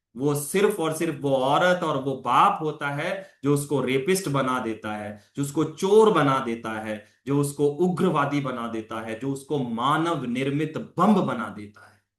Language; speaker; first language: Hindi; non-native, local second language; Punjabi